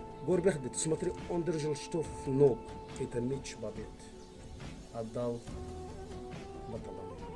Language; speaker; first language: Russian; non-native, learner; Arabic